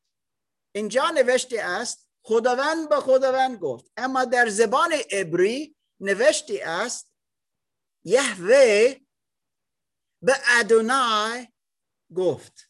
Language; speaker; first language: Persian; non-native, learner; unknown